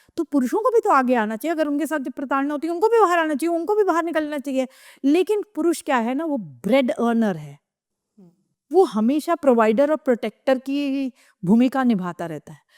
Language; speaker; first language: Hindi; native; Hindi